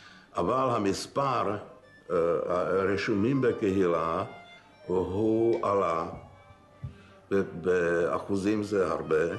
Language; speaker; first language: Hebrew; non-native, fluent; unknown